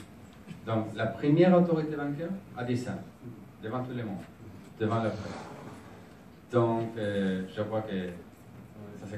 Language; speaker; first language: French; non-native, learner; Spanish